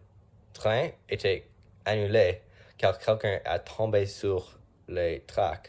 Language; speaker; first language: French; non-native, learner; English